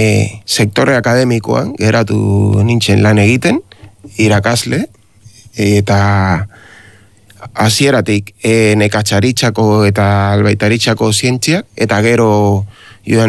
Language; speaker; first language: Basque; non-native, learner; Spanish